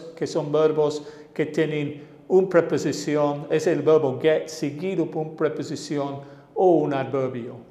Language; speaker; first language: Spanish; non-native, fluent; English